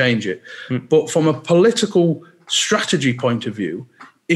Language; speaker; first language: English; native; English